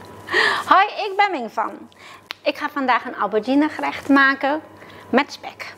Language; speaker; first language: Dutch; non-native, fluent; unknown